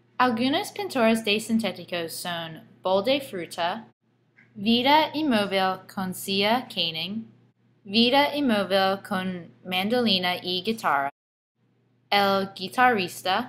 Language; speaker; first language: Spanish; non-native, learner; English